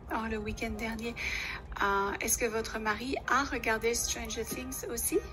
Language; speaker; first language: French; non-native, fluent; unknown